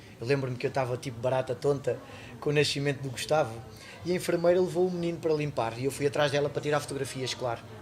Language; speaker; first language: Portuguese; native; Portuguese